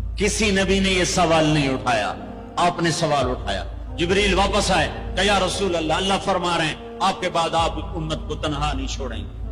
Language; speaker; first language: Urdu; non-native, local second language; Punjabi